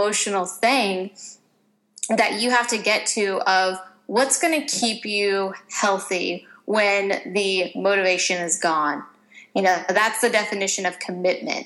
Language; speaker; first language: English; native; English